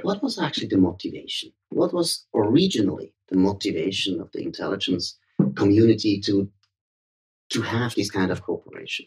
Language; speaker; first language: English; non-native, fluent; German